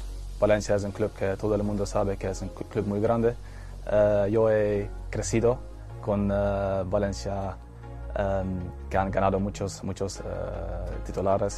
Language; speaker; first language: Spanish; non-native, fluent; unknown